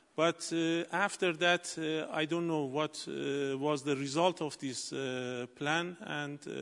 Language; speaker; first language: English; non-native, learner; Persian